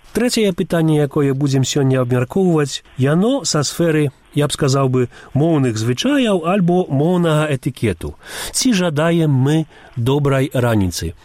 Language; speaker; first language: Belarusian; early bilingual, heritage; Belarusian